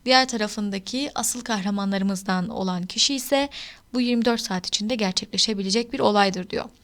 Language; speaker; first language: Turkish; native; Turkish